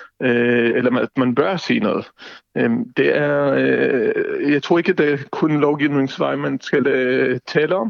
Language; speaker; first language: Danish; non-native, fluent; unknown